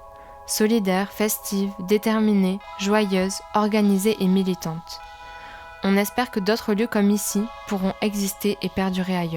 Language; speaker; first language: French; native; French